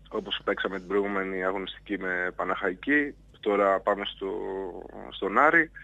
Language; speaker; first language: Greek; native; Greek